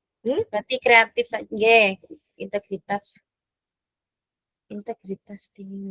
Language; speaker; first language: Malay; non-native, local second language; Javanese